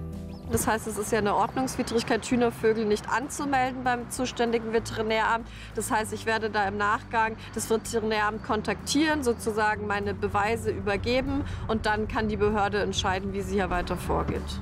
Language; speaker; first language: German; native; German